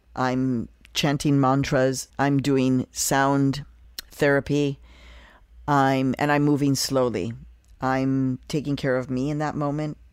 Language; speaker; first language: English; native; English